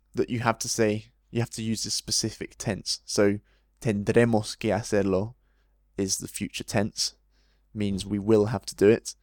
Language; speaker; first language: English; native; English